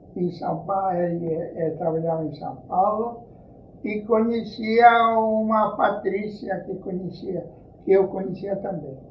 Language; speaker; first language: Portuguese; non-native, fluent; Ukrainian